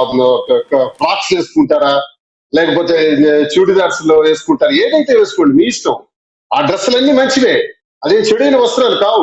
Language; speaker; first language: Telugu; native; Telugu